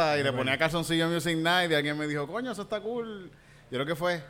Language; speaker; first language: Spanish; native; Spanish